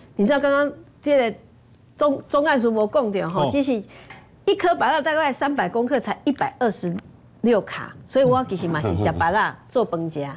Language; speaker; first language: Chinese; native; Chinese